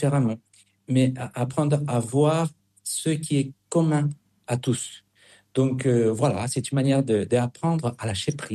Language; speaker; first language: French; non-native, fluent; Spanish